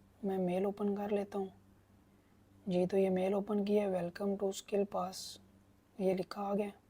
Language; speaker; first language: Urdu; non-native, local second language; Punjabi